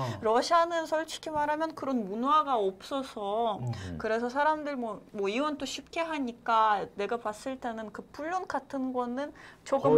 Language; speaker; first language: Korean; non-native, fluent; Russian